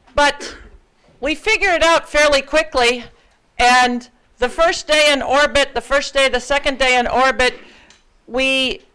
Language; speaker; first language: English; early bilingual, other home language; Ukrainian